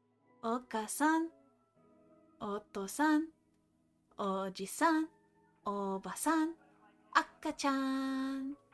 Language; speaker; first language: Japanese; non-native, learner; English